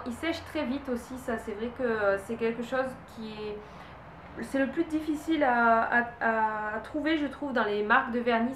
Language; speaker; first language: French; native; French